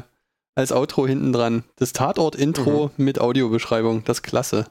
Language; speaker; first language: German; native; German